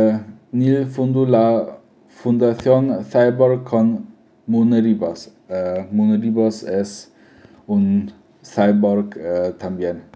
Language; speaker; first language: Spanish; non-native, learner; German